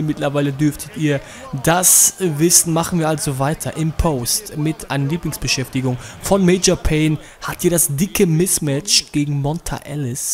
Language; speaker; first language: German; native; German